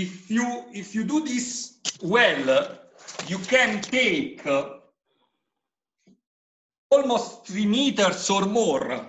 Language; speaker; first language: English; non-native, fluent; Italian